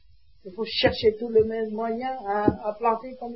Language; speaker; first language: French; non-native, learner; Vietnamese